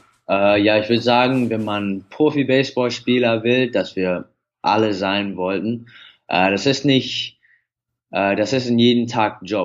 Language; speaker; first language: German; early bilingual, heritage; English